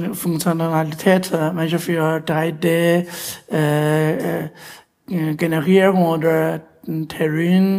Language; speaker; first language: German; non-native, learner; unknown